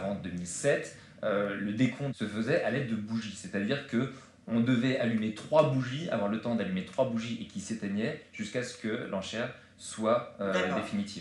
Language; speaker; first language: French; native; French